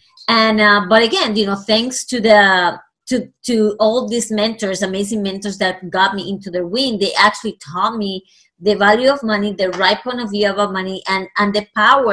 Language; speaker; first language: English; non-native, fluent; Spanish